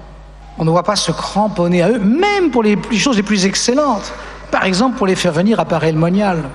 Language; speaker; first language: French; native; French